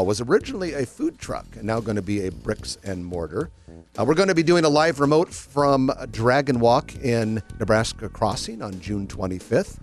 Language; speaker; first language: English; native; English